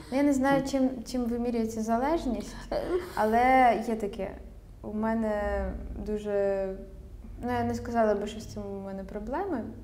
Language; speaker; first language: Ukrainian; native; Ukrainian